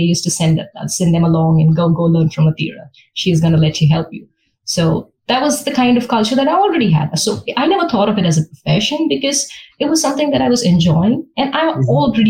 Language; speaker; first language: English; non-native, local second language; Malayalam